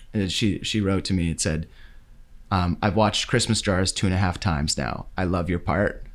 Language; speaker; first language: English; native; English